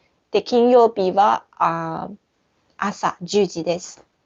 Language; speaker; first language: Japanese; non-native, fluent; Chinese